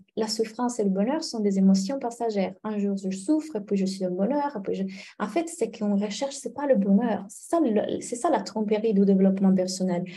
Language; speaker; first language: French; non-native, fluent; Italian